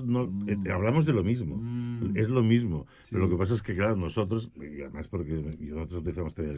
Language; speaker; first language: Spanish; native; Spanish